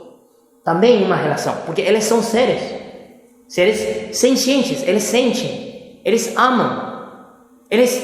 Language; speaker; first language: Portuguese; non-native, fluent; Spanish